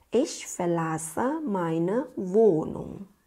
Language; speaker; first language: German; non-native, fluent; Thai